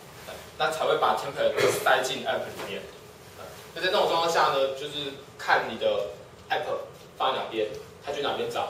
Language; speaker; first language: Chinese; native; Chinese